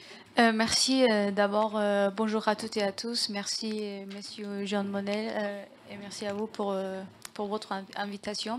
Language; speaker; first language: French; non-native, learner; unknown